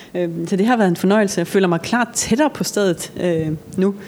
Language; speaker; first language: Danish; early bilingual, other home language; Norwegian